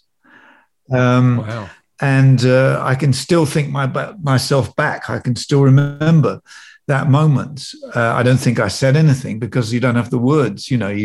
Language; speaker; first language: English; native; English